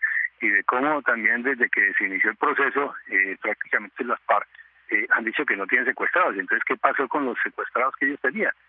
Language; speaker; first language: Spanish; native; Spanish